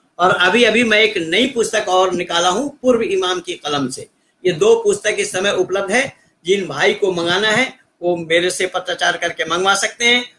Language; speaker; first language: Hindi; native; Hindi